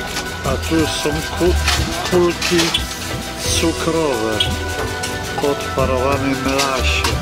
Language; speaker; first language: Polish; native; Polish